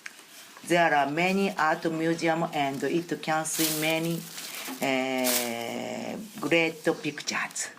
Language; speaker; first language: English; non-native, learner; Japanese